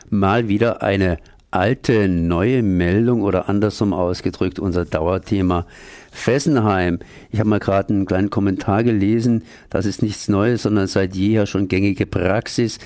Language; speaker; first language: German; native; German